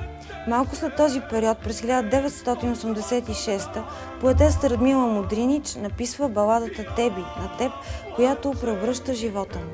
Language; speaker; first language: Bulgarian; native; Bulgarian